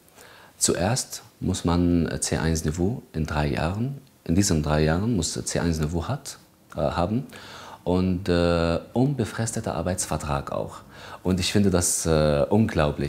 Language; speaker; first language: German; non-native, fluent; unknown